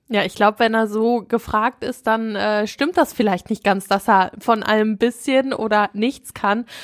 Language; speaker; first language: German; native; German